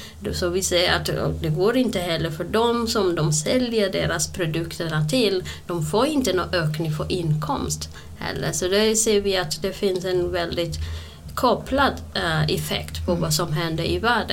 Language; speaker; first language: Swedish; non-native, fluent; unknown